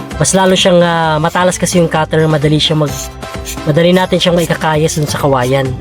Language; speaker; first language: Filipino; non-native, local second language; Bikol